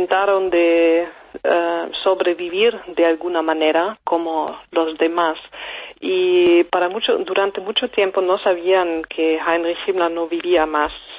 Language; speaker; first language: Spanish; non-native, fluent; German